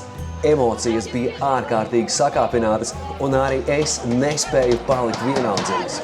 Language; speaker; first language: Latvian; native; Latvian